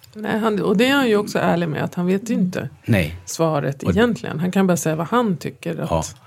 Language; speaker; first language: Swedish; native; Swedish